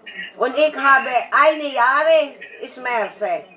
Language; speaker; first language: German; non-native, learner; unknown